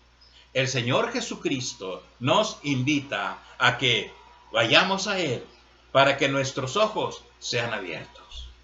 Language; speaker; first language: Spanish; native; Spanish